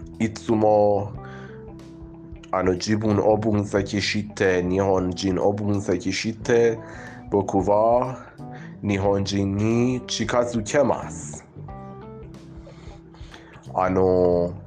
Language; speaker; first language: Japanese; non-native, fluent; Persian